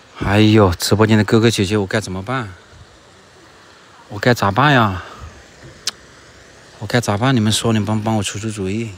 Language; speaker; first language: Chinese; native; Chinese